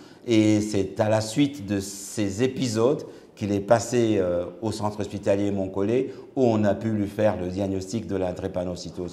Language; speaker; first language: French; native; French